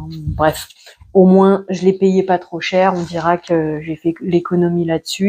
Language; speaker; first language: French; native; French